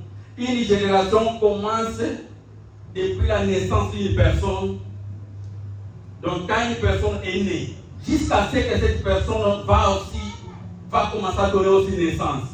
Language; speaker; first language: French; non-native, local second language; Lingala